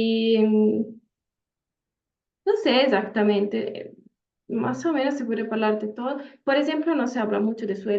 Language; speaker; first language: Spanish; non-native, fluent; Italian